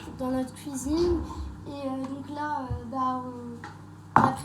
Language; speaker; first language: French; native; French